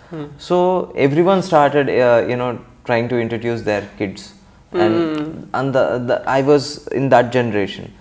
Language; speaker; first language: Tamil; non-native, local second language; Telugu